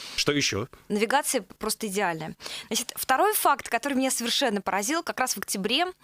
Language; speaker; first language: Russian; native; Russian